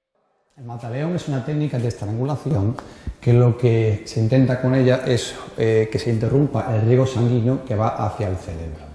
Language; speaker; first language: Spanish; native; Spanish